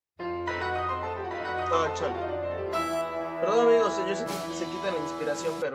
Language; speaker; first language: Spanish; native; Spanish